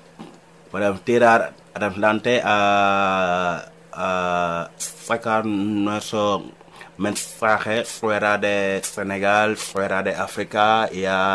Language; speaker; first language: Spanish; non-native, learner; Wolof